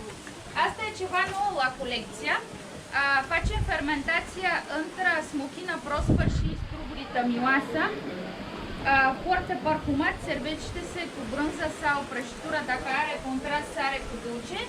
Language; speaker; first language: Romanian; non-native, learner; Bulgarian